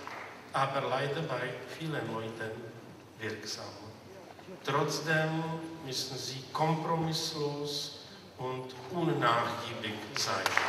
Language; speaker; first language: German; non-native, fluent; Czech